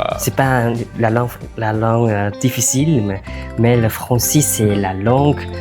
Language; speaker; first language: French; non-native, fluent; Khmer